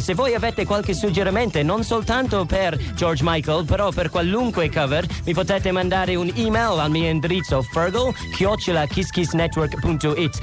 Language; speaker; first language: Italian; non-native, fluent; English